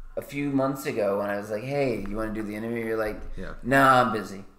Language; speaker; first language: English; native; English